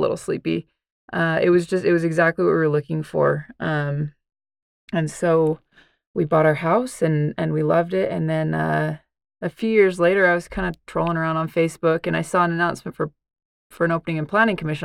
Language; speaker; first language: English; native; English